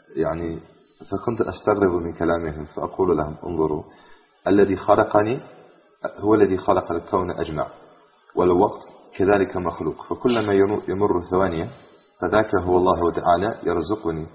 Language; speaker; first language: Arabic; non-native, fluent; English